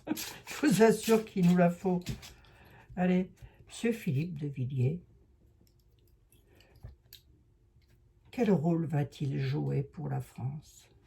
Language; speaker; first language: French; native; French